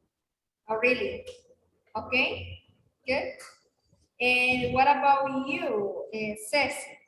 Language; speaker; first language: English; non-native, learner; Spanish